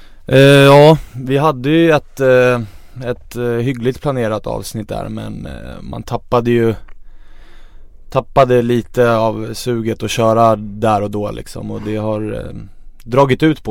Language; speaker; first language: Swedish; native; Swedish